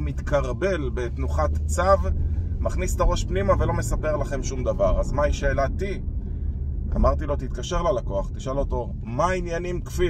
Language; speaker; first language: Hebrew; native; Hebrew